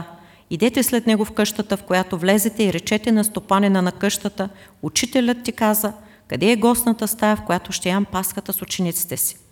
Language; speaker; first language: Bulgarian; native; Bulgarian